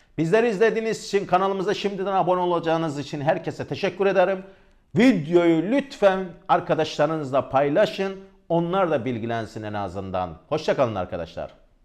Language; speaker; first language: Turkish; native; Turkish